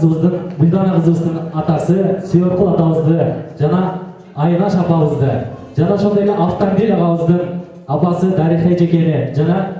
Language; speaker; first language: Kyrgyz; native; Kyrgyz